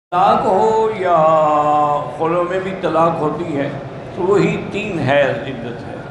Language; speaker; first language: Urdu; native; Urdu